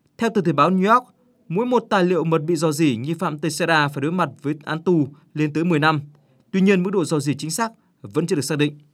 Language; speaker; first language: Vietnamese; native; Vietnamese